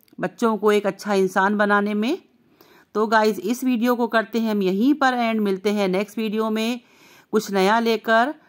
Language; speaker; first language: Hindi; native; Hindi